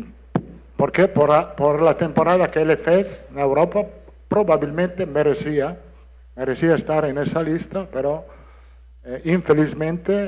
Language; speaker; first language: Portuguese; non-native, learner; Italian